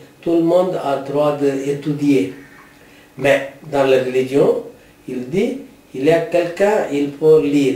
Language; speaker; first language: French; non-native, learner; Tamil